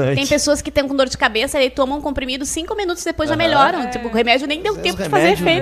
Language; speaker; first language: Portuguese; native; Portuguese